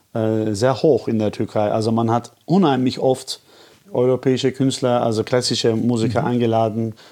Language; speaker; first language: German; non-native, fluent; Turkish